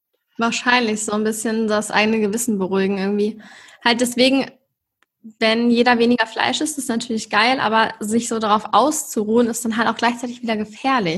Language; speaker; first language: German; native; German